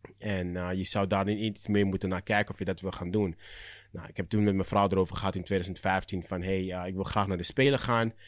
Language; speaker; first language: Dutch; early bilingual, other home language; Akan